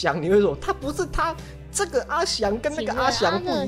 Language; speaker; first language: Chinese; native; Chinese